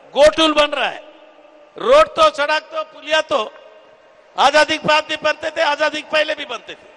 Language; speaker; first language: Hindi; native; Hindi